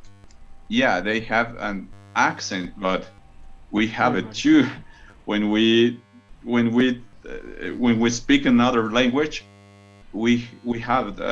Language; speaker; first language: English; non-native, learner; Spanish